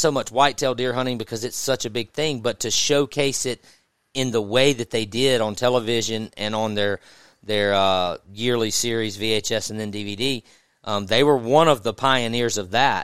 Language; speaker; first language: English; native; English